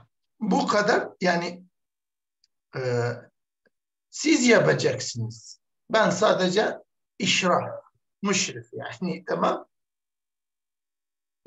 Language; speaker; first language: Turkish; non-native, learner; Arabic